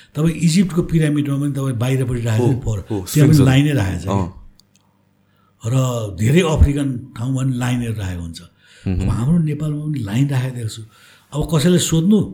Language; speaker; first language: Nepali; native; Nepali